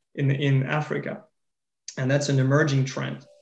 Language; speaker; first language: English; non-native, fluent; French